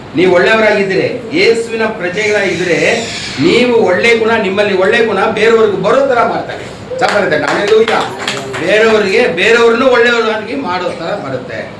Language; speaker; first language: Kannada; non-native, local second language; Telugu